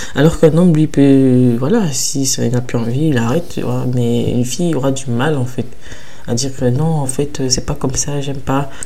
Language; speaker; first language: French; early bilingual, other home language; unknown